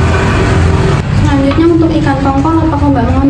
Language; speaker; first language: Indonesian; native; Indonesian